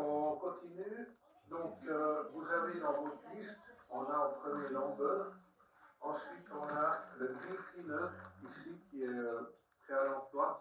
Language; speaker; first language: French; native; French